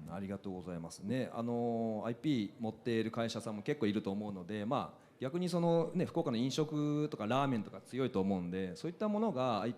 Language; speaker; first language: Japanese; native; Japanese